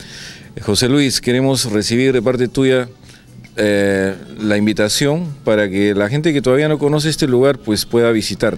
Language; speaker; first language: Spanish; native; Spanish